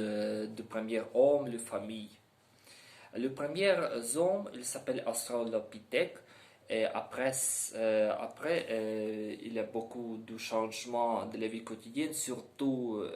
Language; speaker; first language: French; non-native, learner; Ukrainian